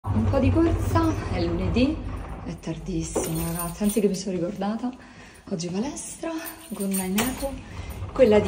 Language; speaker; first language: Italian; native; Italian